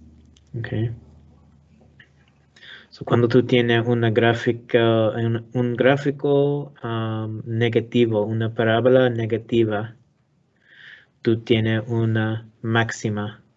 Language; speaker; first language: Spanish; non-native, learner; English